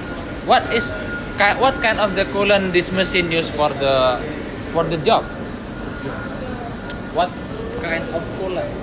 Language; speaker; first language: English; non-native, learner; Indonesian